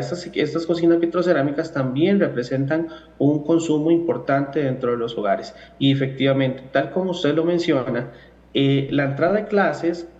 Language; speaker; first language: Spanish; native; Spanish